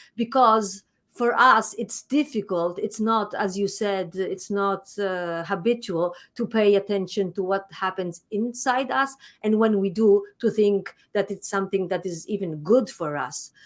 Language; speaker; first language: English; non-native, fluent; Italian